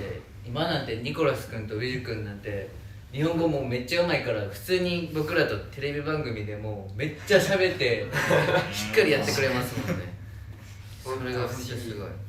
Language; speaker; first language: Japanese; native; Japanese